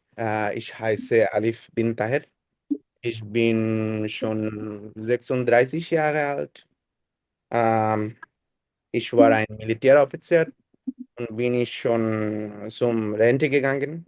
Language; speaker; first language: German; non-native, learner; Bangla